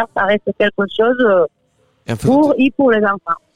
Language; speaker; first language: French; non-native, fluent; Spanish